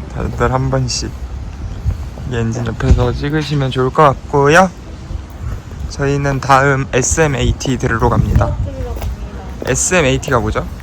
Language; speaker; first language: Korean; native; Korean